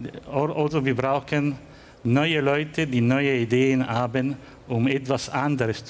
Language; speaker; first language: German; non-native, learner; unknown